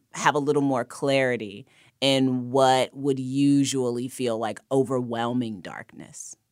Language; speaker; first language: English; native; English